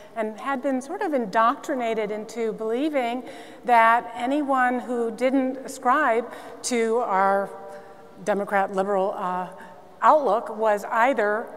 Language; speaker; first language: English; native; English